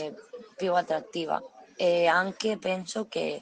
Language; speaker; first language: Italian; non-native, learner; Spanish